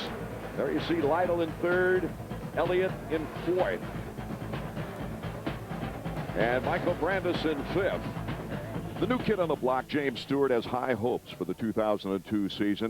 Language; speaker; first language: English; native; English